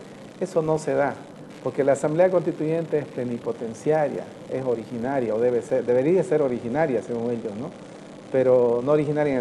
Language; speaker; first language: Spanish; native; Spanish